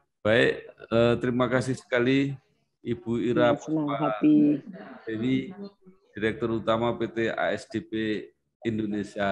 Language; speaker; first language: Indonesian; native; Indonesian